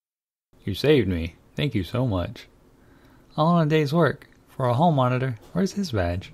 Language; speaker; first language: English; native; English